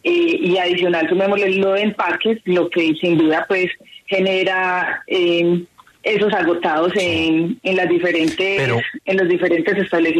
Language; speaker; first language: Spanish; native; Spanish